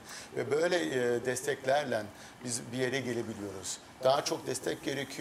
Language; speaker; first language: Turkish; early bilingual, heritage; Turkish